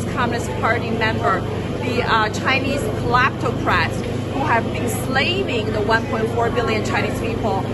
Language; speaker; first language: English; non-native, fluent; Chinese